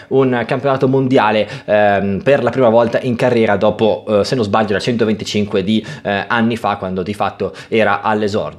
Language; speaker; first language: Italian; native; Italian